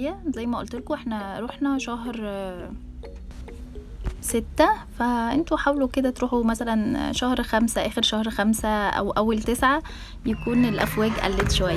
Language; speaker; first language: Arabic; native; Arabic